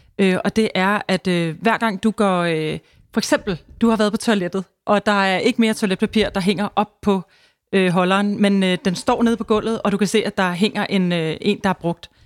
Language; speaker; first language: Danish; native; Danish